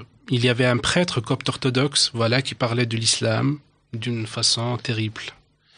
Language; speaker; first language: French; non-native, local second language; Arabic